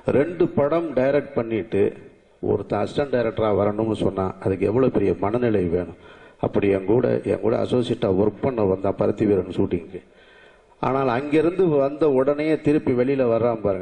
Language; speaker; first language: Tamil; native; Tamil